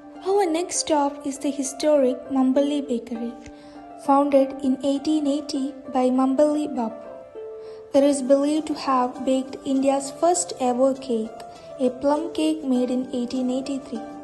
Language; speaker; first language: English; non-native, local second language; Malayalam